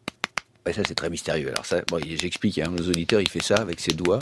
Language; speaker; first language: French; native; French